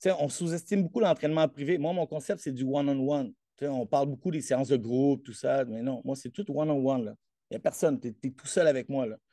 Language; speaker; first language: French; non-native, fluent; Spanish